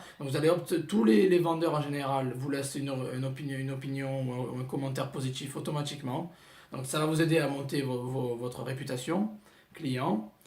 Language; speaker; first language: French; native; French